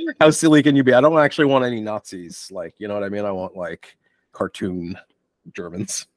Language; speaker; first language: English; native; English